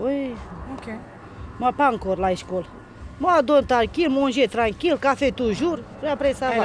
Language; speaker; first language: French; non-native, learner; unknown